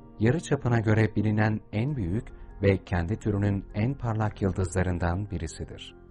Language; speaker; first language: Turkish; native; Turkish